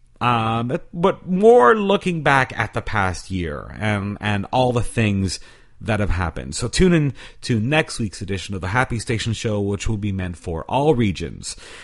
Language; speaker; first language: English; native; English